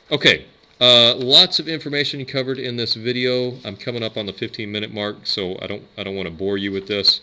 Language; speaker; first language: English; native; English